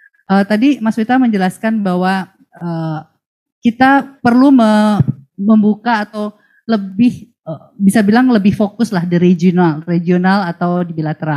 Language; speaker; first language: Indonesian; native; Indonesian